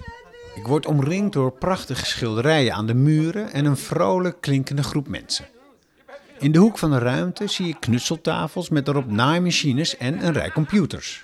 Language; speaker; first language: Dutch; native; Dutch